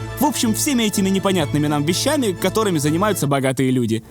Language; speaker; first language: Russian; native; Russian